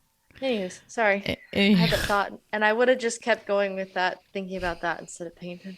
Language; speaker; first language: English; native; English